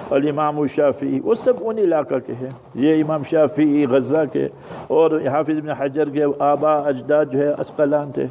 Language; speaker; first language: Urdu; early bilingual, heritage; English